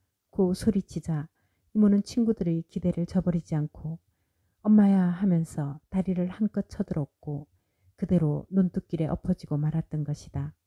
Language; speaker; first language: Korean; native; Korean